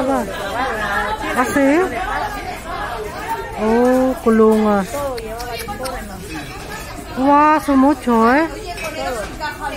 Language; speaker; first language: Spanish; non-native, learner; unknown